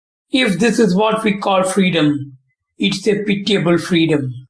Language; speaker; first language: English; non-native, local second language; Malayalam